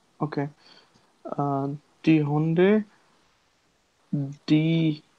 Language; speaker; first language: German; non-native, learner; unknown